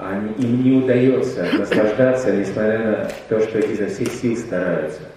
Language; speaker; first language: Russian; native; Russian